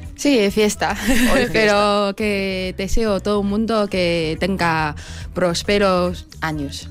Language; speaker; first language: Spanish; non-native, learner; Chinese